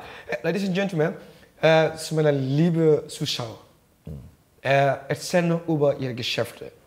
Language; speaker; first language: German; non-native, learner; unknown